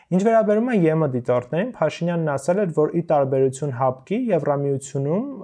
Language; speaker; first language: Armenian; native; Armenian